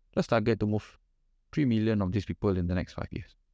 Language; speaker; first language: English; non-native, local second language; Malay